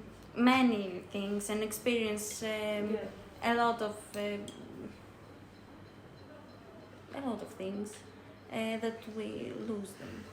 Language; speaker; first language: English; non-native, learner; Greek